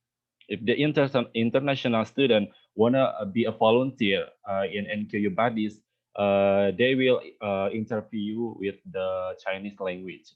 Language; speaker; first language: English; non-native, learner; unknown